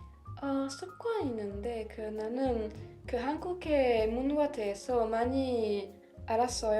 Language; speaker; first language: Korean; non-native, learner; French